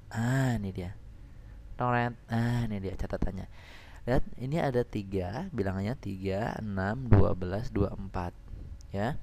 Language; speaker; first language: Indonesian; native; Indonesian